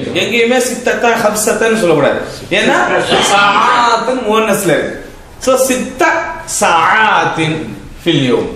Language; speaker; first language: Arabic; non-native, fluent; Tamil